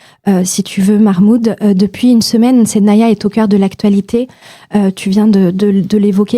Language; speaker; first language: French; native; French